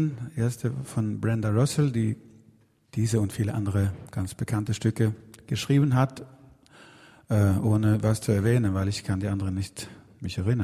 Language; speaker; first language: German; non-native, learner; Swedish